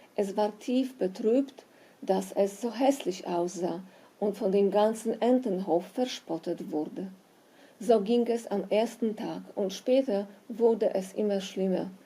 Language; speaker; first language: German; non-native, fluent; Polish